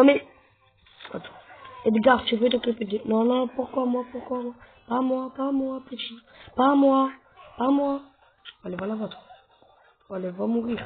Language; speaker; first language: French; native; French